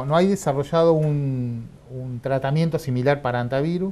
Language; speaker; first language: Spanish; native; Spanish